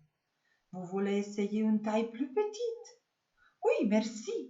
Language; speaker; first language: French; non-native, fluent; Macedonian